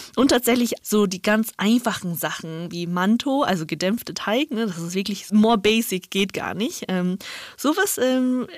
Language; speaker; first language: German; non-native, fluent; Chinese